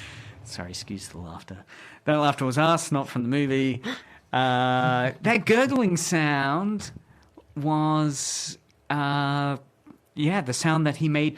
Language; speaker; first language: English; native; English